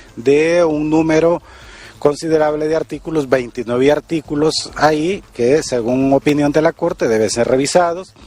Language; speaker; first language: Spanish; native; Spanish